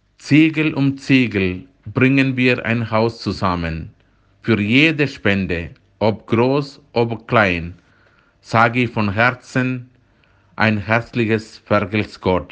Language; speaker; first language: German; non-native, fluent; Malayalam